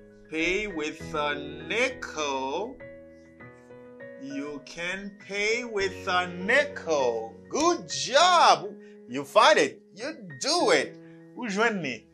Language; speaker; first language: English; non-native, learner; Haitian Creole